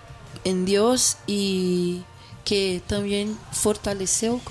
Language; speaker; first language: Spanish; non-native, fluent; Portuguese